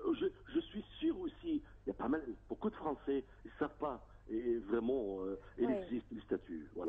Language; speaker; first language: French; non-native, fluent; Arabic